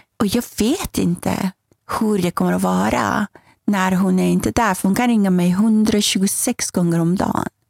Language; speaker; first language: Swedish; non-native, fluent; Persian